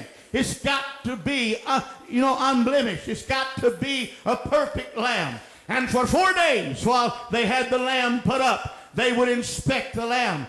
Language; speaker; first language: English; native; English